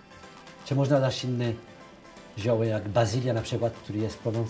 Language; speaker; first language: Polish; non-native, learner; French